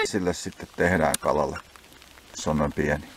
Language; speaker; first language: Finnish; native; Finnish